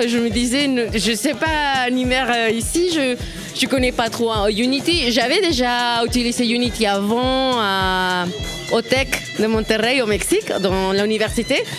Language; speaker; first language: French; non-native, fluent; Spanish